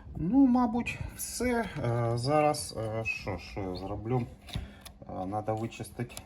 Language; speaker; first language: Ukrainian; non-native, local second language; Russian